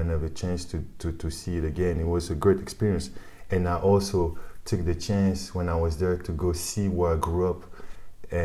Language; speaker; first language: English; non-native, fluent; French